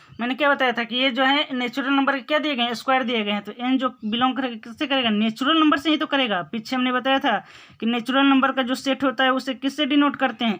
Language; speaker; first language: Hindi; native; Hindi